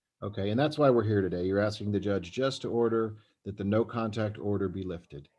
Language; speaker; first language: English; native; English